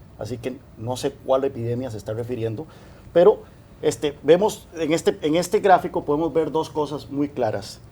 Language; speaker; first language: Spanish; native; Spanish